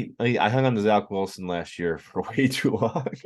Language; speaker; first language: English; native; English